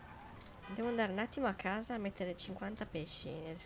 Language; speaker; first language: Italian; native; Italian